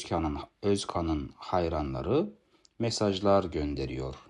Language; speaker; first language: Turkish; non-native, fluent; Kazakh